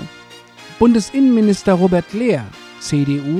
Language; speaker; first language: German; native; German